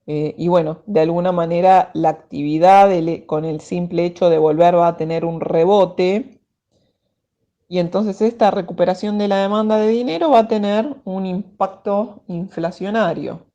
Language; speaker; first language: Spanish; native; Spanish